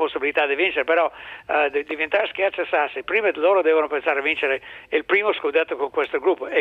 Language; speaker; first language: Italian; non-native, fluent; English